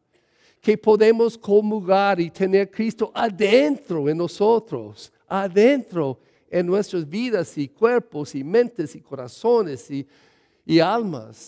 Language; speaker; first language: Spanish; early bilingual, heritage; English